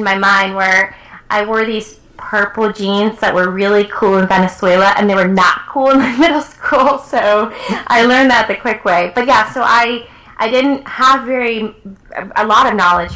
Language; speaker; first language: English; early bilingual, other home language; Spanish